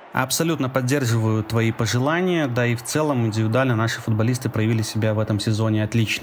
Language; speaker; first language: Russian; native; Russian